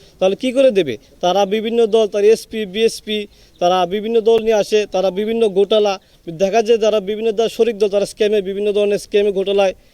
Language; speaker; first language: Bangla; native; Bangla